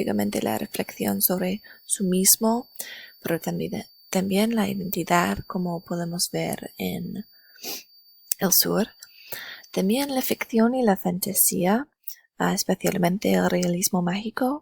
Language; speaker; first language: Spanish; non-native, learner; English